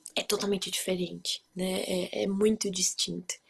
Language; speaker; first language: Portuguese; native; Portuguese